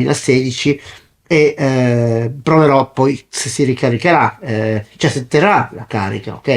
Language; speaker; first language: Italian; native; Italian